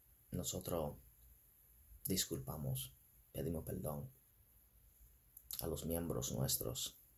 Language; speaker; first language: Spanish; non-native, fluent; English